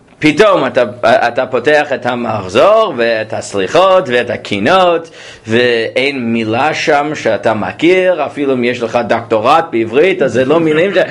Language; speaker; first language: Hebrew; non-native, fluent; English